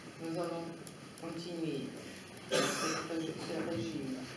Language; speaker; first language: French; non-native, fluent; Russian